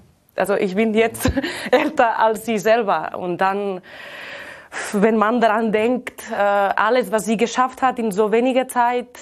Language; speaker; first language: German; non-native, fluent; Catalan